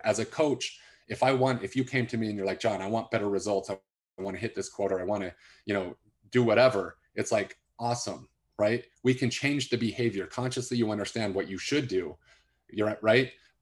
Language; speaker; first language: English; native; English